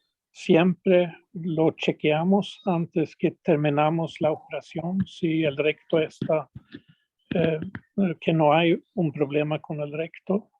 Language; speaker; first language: Spanish; non-native, fluent; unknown